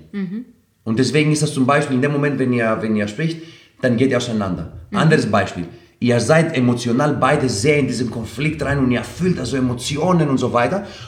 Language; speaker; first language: German; non-native, fluent; Greek